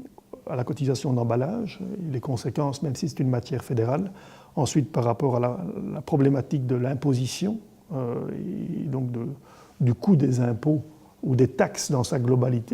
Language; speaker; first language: French; native; French